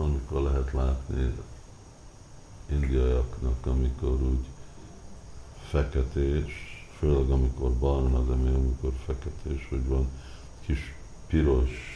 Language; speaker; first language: Hungarian; early bilingual, heritage; Hungarian